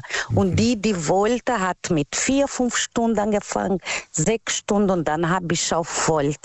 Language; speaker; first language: German; non-native, fluent; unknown